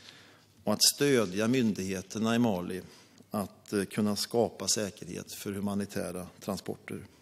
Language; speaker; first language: Swedish; native; Swedish